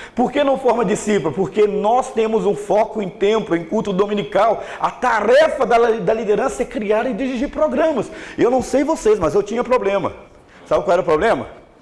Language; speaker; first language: Portuguese; native; Portuguese